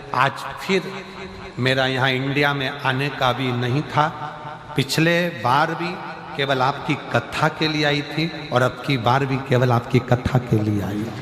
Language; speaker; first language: Hindi; native; Hindi